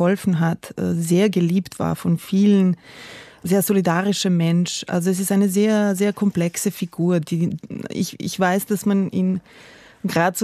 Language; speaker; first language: German; non-native, fluent; Serbian